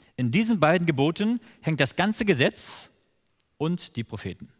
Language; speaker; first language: German; native; German